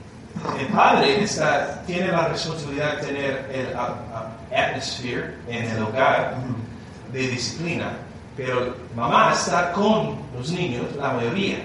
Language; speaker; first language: Spanish; non-native, learner; English